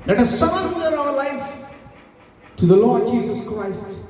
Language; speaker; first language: English; non-native, local second language; Tamil